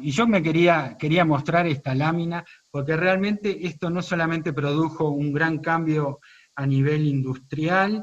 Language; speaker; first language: Spanish; native; Spanish